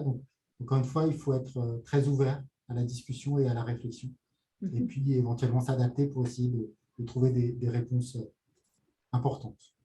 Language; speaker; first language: French; native; French